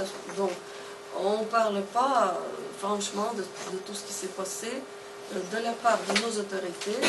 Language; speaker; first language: French; non-native, fluent; Russian